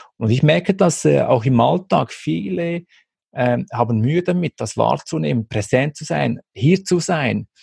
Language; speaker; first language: German; early bilingual, other home language; Greek